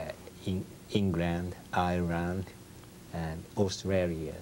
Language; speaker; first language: English; non-native, learner; Japanese